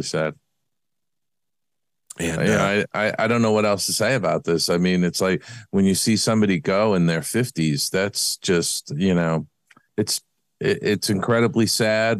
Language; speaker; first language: English; native; English